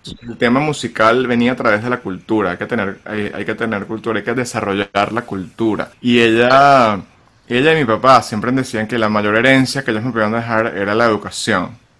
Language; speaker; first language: Spanish; native; Spanish